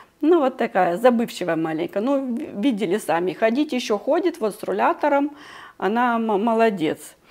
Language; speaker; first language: Russian; native; Russian